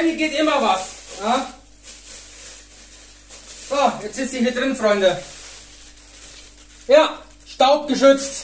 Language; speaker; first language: German; native; German